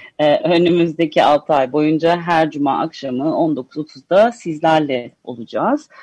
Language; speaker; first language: Turkish; early bilingual, heritage; Turkish